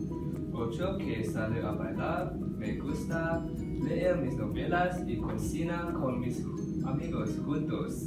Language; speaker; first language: Spanish; non-native, learner; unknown